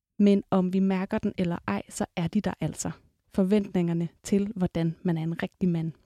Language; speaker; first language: Danish; native; Danish